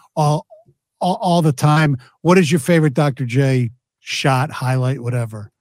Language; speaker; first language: English; native; English